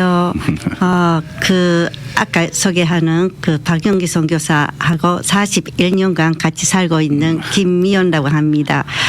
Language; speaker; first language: Korean; early bilingual, heritage; Japanese